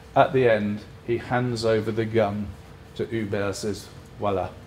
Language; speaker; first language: English; native; English